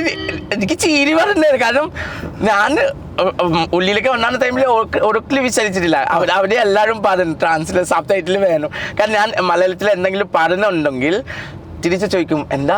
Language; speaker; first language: Malayalam; non-native, local second language; Assamese